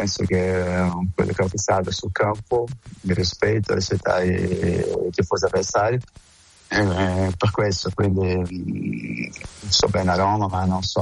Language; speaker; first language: Italian; non-native, fluent; Portuguese